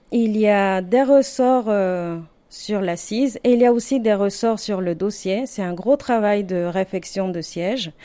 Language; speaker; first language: French; non-native, fluent; Spanish